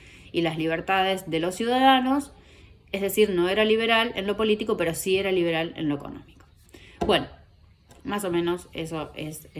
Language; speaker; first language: Spanish; native; Spanish